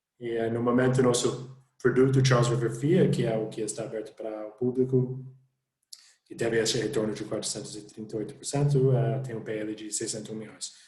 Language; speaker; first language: Portuguese; non-native, fluent; English